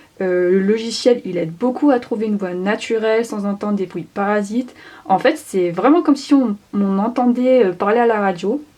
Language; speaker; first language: French; native; French